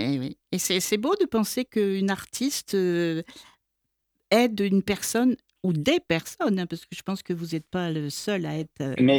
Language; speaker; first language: French; native; French